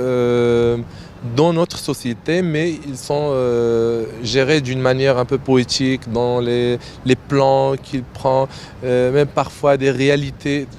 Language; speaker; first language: French; non-native, local second language; Arabic